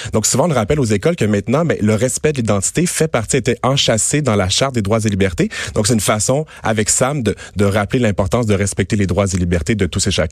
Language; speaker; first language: French; native; French